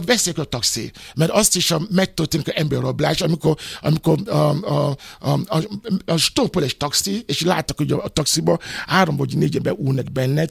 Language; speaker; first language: Hungarian; non-native, fluent; Yoruba